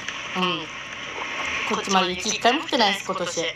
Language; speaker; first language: Japanese; native; Japanese